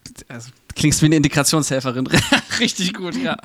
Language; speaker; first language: German; native; German